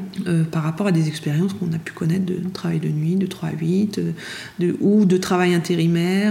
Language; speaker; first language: French; native; French